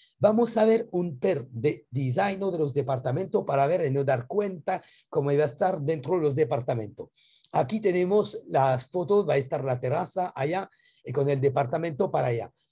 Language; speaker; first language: Spanish; non-native, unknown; French